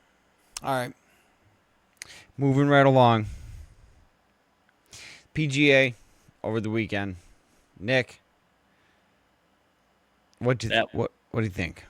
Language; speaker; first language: English; native; English